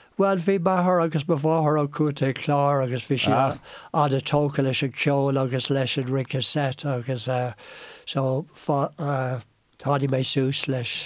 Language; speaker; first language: Irish; non-native, local second language; English